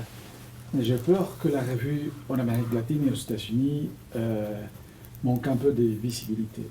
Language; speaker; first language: French; non-native, fluent; Spanish